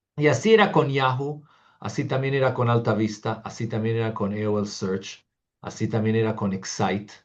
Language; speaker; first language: Spanish; early bilingual, heritage; Spanish